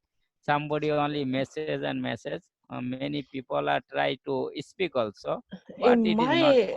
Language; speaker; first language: English; non-native, learner; Bangla